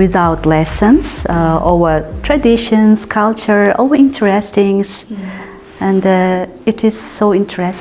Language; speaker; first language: English; non-native, fluent; Uzbek